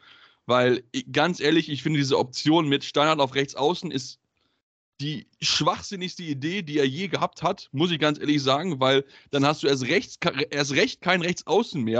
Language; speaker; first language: German; native; German